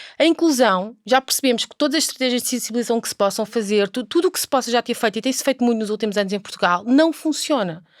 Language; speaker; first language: Portuguese; native; Portuguese